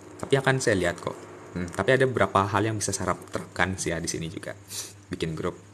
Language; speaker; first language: Indonesian; native; Indonesian